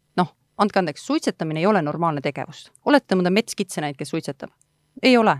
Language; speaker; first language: Estonian; native; Estonian